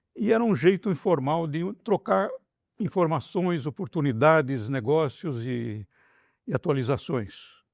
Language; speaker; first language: Portuguese; native; Portuguese